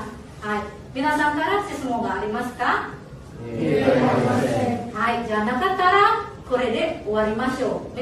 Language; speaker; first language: Japanese; non-native, fluent; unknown